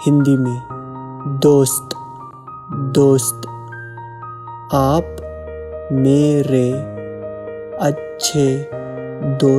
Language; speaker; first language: Hindi; non-native, local second language; Khasi